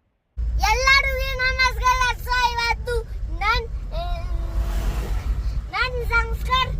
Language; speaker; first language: Kannada; non-native, learner; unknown